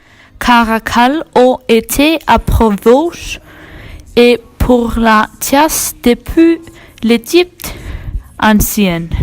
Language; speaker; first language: French; non-native, learner; Icelandic